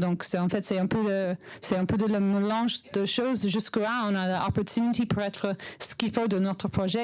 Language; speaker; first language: French; non-native, learner; English